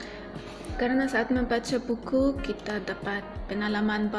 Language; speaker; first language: Indonesian; non-native, learner; Arabic